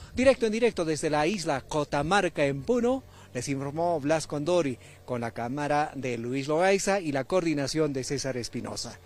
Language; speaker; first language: Spanish; native; Spanish